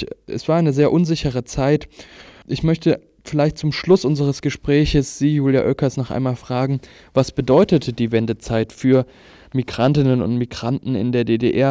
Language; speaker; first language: German; native; German